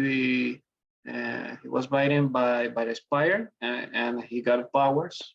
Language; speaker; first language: English; non-native, learner; Spanish